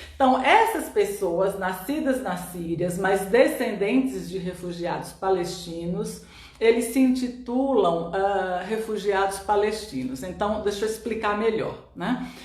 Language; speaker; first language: Portuguese; native; Portuguese